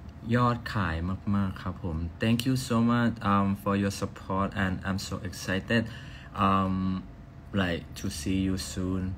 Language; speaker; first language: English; non-native, learner; Thai